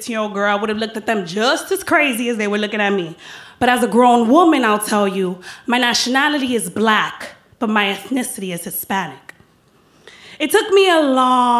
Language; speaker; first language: English; early bilingual, other home language; Spanish